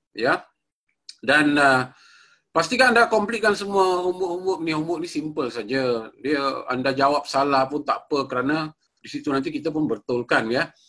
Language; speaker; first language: Malay; native; Malay